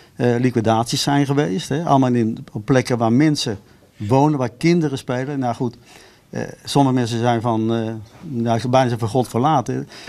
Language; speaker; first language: Dutch; native; Dutch